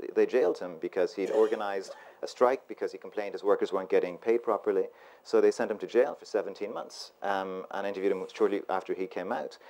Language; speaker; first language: English; native; English